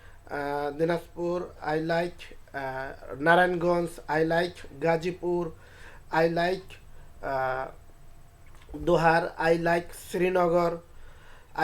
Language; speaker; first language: English; non-native, learner; Bangla